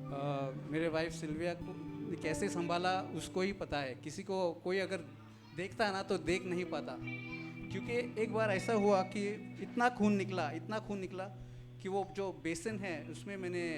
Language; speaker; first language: Hindi; non-native, local second language; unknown